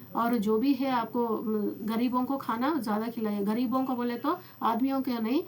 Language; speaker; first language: Hindi; non-native, local second language; Telugu